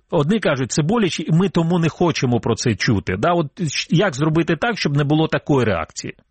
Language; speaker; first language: Ukrainian; native; Ukrainian